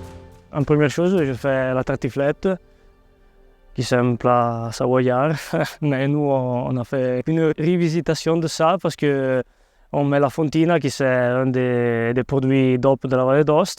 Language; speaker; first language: French; non-native, local second language; Italian